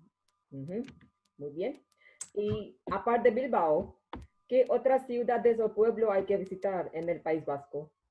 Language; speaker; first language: Spanish; non-native, learner; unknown